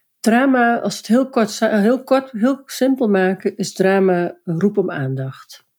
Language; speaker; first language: Dutch; native; Dutch